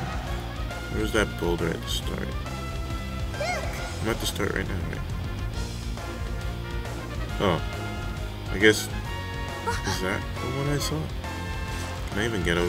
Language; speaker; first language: English; native; English